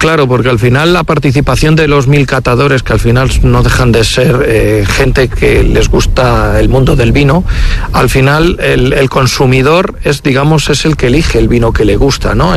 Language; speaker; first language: Spanish; native; Spanish